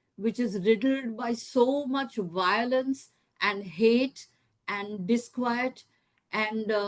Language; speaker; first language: English; non-native, local second language; Gujarati